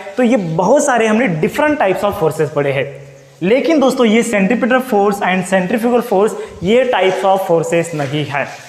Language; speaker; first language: Hindi; non-native, local second language; Marathi